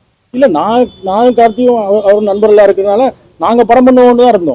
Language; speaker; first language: Tamil; native; Tamil